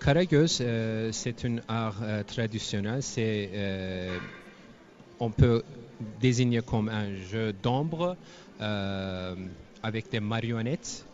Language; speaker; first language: French; non-native, fluent; Turkish